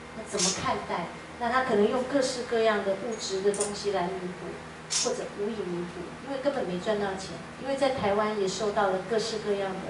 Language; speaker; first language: Chinese; native; Chinese